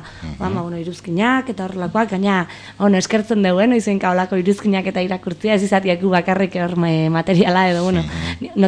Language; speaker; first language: Basque; native; Basque